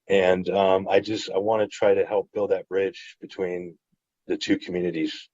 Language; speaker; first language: English; native; English